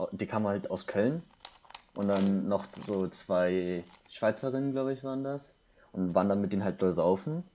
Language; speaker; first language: German; early bilingual, other home language; Korean